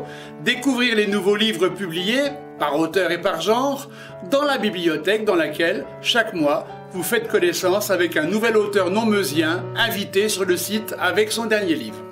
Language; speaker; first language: French; native; French